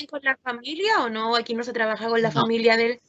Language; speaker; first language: Spanish; native; Spanish